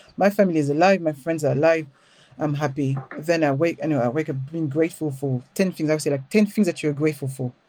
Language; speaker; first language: English; non-native, fluent; French